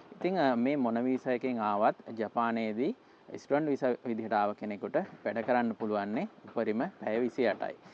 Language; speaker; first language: Sinhala; native; Sinhala